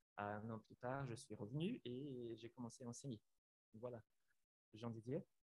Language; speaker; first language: French; non-native, fluent; Portuguese